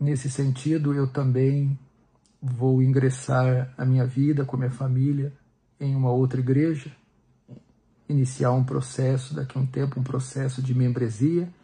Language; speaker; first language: Portuguese; native; Portuguese